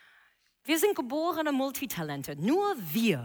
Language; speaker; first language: German; non-native, fluent; English